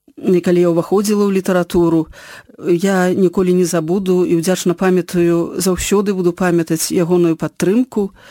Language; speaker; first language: Belarusian; native; Belarusian